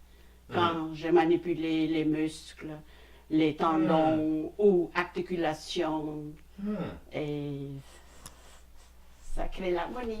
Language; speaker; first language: French; non-native, fluent; Khmer